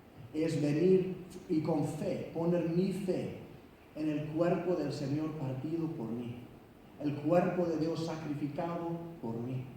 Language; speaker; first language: Spanish; non-native, fluent; Icelandic